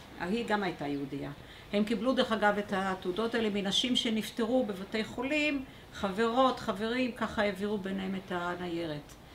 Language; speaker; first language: Hebrew; early bilingual, other home language; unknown